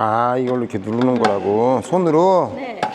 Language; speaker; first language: Korean; native; Korean